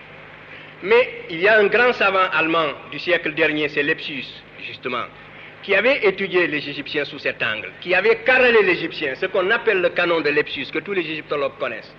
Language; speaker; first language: French; non-native, local second language; Wolof